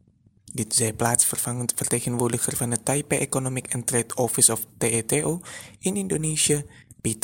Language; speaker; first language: Dutch; non-native, fluent; Indonesian